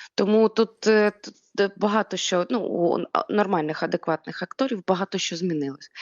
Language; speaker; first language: Ukrainian; native; Ukrainian